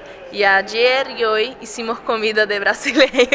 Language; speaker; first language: Spanish; non-native, fluent; Portuguese